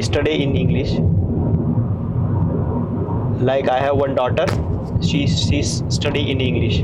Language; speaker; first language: English; non-native, local second language; Hindi